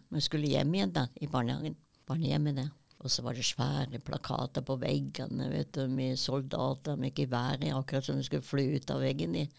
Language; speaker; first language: Norwegian; early bilingual, other home language; German